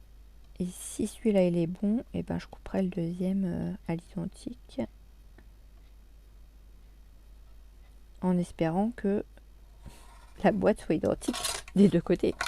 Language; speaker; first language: French; native; French